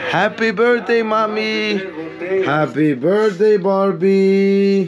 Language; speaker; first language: English; non-native, learner; Portuguese